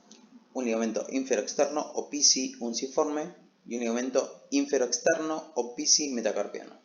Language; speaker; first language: Spanish; native; Spanish